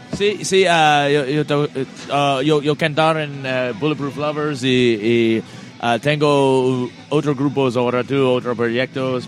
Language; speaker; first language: Spanish; non-native, learner; English